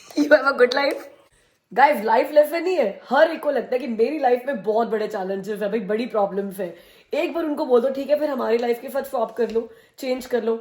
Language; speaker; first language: Hindi; native; Hindi